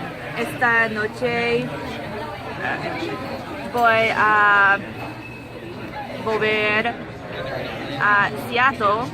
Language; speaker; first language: Spanish; non-native, learner; English